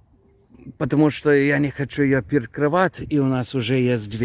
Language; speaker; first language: Russian; non-native, learner; English